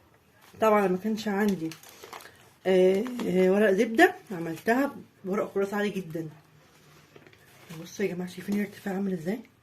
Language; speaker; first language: Arabic; native; Arabic